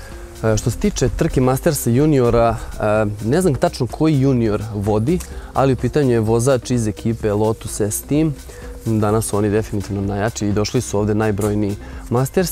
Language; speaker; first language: Serbian; native; Serbian